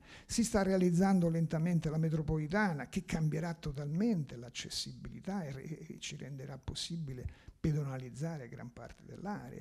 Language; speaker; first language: Italian; native; Italian